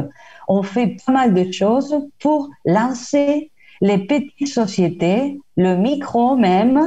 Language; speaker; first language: French; non-native, fluent; Spanish